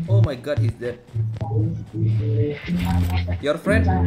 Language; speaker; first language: English; non-native, learner; Indonesian